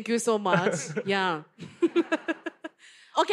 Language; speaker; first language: English; non-native, learner; Japanese